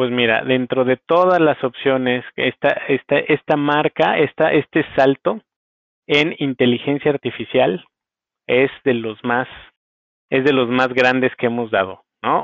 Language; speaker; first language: Spanish; native; Spanish